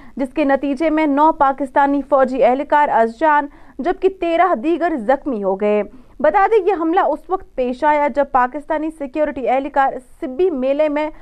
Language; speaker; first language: Urdu; non-native, local second language; Kashmiri